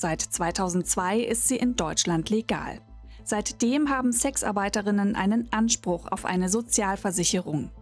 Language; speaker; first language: German; native; German